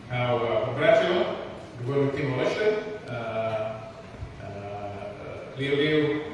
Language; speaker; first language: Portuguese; non-native, local second language; Tetum